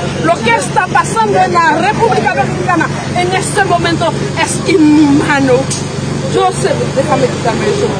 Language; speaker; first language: Spanish; non-native, fluent; Haitian Creole